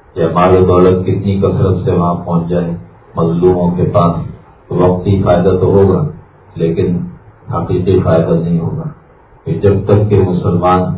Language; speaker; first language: Urdu; native; Urdu